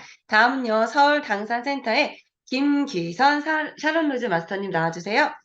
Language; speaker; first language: Korean; native; Korean